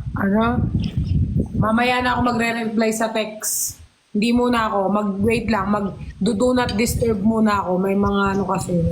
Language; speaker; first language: Filipino; native; Filipino